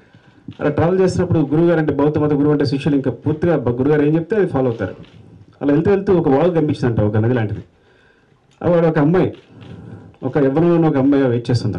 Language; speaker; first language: Telugu; native; Telugu